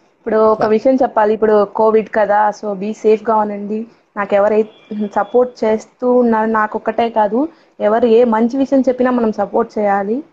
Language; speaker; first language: Telugu; non-native, local second language; Tamil